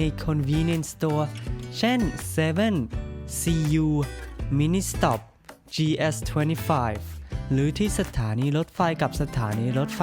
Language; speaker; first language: Thai; non-native, fluent; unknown